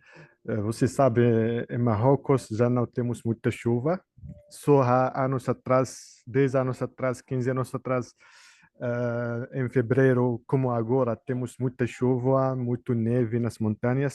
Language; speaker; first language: Portuguese; non-native, learner; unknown